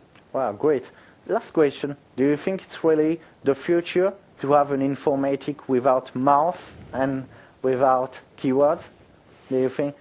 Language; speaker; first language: English; non-native, fluent; French